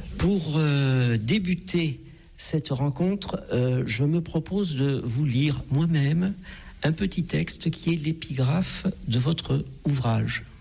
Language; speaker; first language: French; native; French